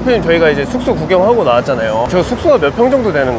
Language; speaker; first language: Korean; native; Korean